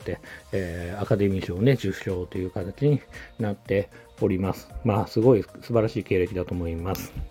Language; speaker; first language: Japanese; native; Japanese